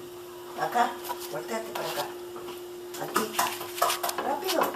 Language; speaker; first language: Spanish; native; Spanish